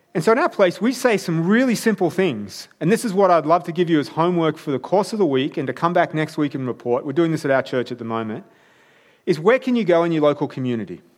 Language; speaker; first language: English; native; English